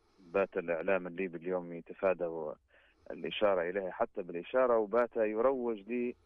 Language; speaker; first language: Arabic; native; Arabic